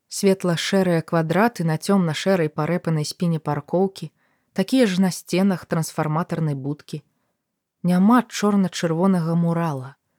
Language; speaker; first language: Belarusian; native; Belarusian